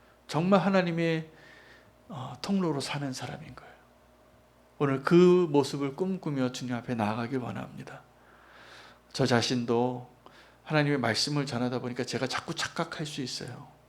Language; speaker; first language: Korean; native; Korean